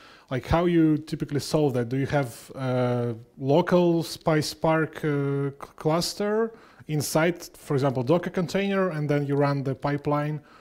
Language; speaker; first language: English; non-native, fluent; Russian